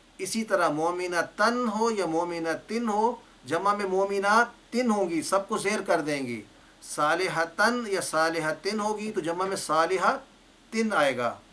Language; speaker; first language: Urdu; native; Urdu